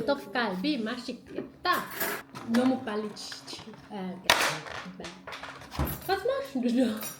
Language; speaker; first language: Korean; non-native, learner; German